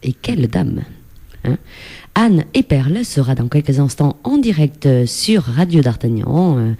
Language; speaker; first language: French; native; French